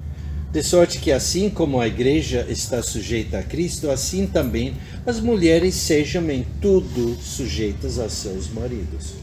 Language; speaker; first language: Portuguese; non-native, fluent; English